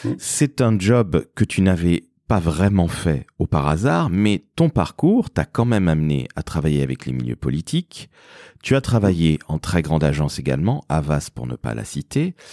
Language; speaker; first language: French; native; French